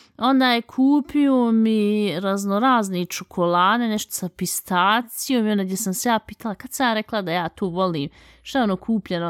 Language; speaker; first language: Bosnian; early bilingual, heritage; Bosnian